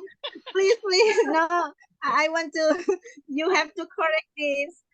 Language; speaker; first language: English; non-native, learner; Indonesian